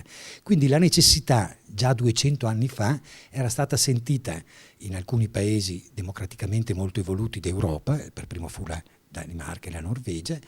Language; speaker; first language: Italian; native; Italian